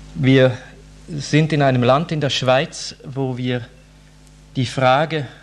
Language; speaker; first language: German; native; German